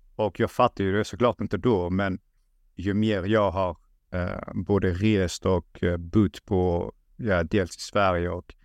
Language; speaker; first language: Swedish; early bilingual, other home language; Russian